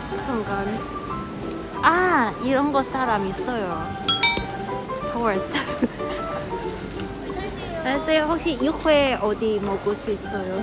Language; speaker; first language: Korean; non-native, learner; Cantonese